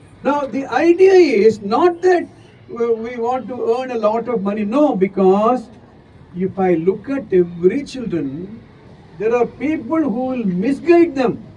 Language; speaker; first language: English; non-native, local second language; Tamil